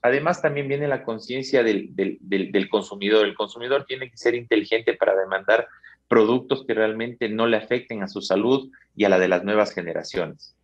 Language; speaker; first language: Spanish; native; Spanish